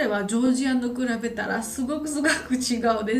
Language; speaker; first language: Japanese; non-native, learner; Georgian